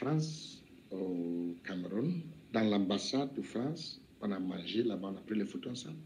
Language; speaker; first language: French; non-native, local second language; English